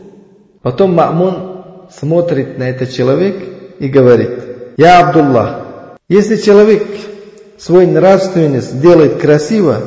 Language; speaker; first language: Russian; non-native, learner; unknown